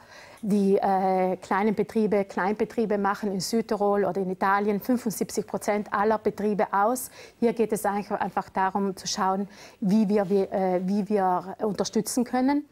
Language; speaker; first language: German; native; German